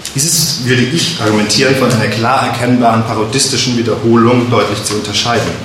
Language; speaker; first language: German; native; German